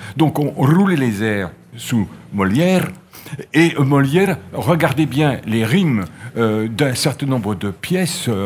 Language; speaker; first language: French; native; French